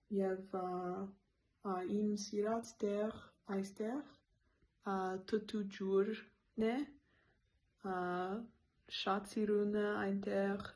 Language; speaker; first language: Armenian; non-native, learner; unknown